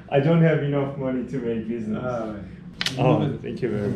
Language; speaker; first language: English; non-native, learner; Korean